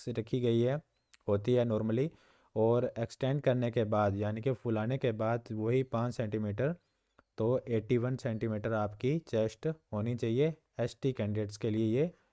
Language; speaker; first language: Hindi; native; Hindi